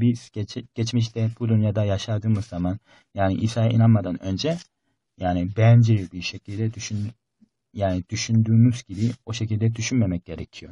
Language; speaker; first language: Turkish; non-native, fluent; Korean